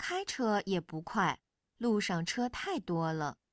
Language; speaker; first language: Chinese; non-native, learner; Vietnamese